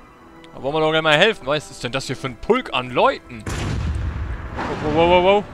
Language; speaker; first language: German; native; German